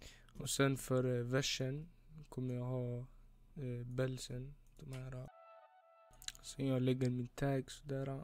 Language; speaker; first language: Swedish; early bilingual, other home language; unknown